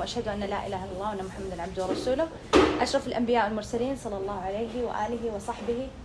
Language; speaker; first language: Arabic; native; Arabic